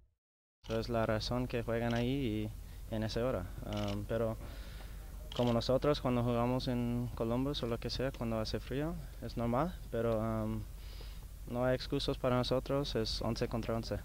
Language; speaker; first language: Spanish; non-native, learner; English